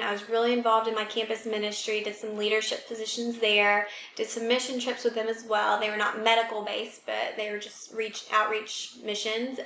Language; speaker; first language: English; native; English